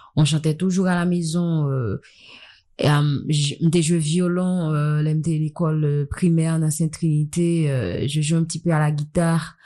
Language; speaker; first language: French; non-native, local second language; Haitian Creole